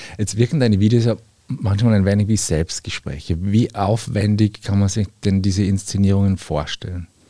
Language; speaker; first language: German; native; German